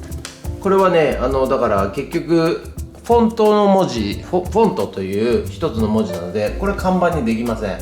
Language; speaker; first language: Japanese; native; Japanese